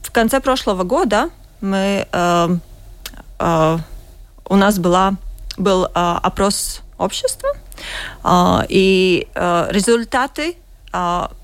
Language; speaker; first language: Russian; non-native, learner; Latvian